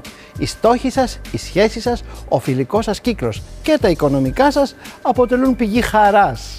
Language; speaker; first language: Greek; native; Greek